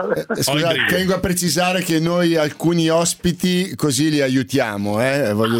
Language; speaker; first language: Italian; native; Italian